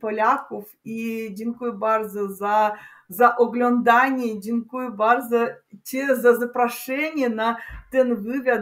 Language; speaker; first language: Polish; non-native, learner; Russian